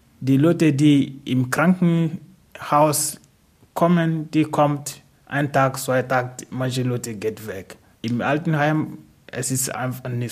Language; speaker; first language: German; non-native, learner; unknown